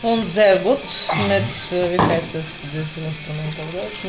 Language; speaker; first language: German; non-native, fluent; Bulgarian